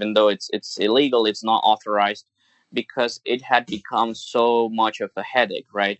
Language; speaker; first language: English; non-native, fluent; Spanish